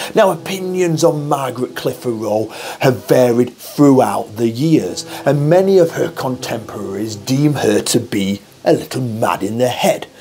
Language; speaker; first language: English; native; English